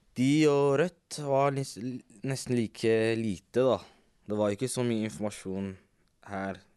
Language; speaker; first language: Norwegian; native; Norwegian